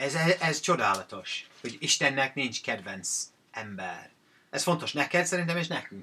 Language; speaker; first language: Hungarian; non-native, fluent; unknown